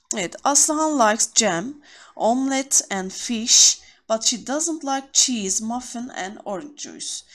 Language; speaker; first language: English; non-native, fluent; Turkish